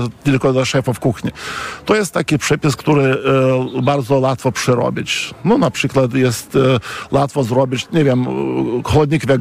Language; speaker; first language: Polish; non-native, fluent; Lithuanian